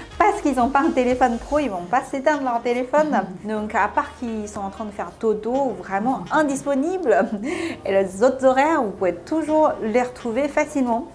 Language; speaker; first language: French; non-native, fluent; Chinese